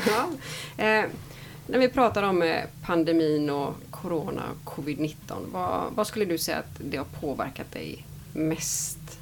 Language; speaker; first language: Swedish; native; Swedish